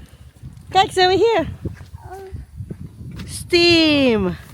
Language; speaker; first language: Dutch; non-native, learner; Filipino